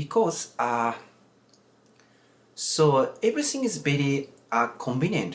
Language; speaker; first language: English; non-native, learner; Japanese